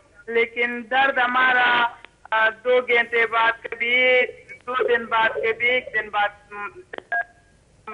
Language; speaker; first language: Hindi; early bilingual, heritage; Hindi